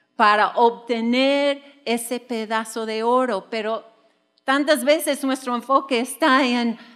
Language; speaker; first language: Spanish; non-native, fluent; English